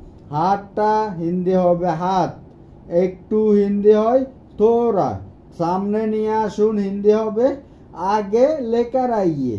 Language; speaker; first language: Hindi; non-native, fluent; Bangla